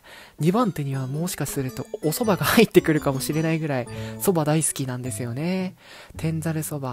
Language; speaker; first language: Japanese; native; Japanese